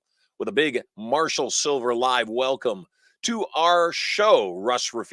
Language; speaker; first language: English; native; English